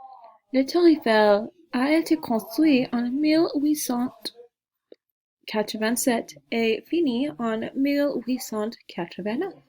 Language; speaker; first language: French; non-native, learner; English